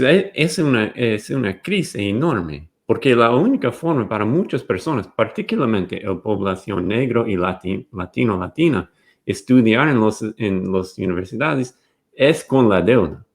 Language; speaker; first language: Spanish; non-native, fluent; English